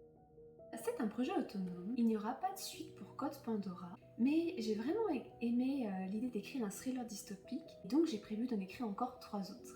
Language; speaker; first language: French; native; French